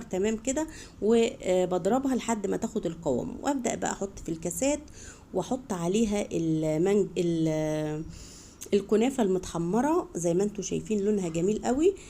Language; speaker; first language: Arabic; native; Arabic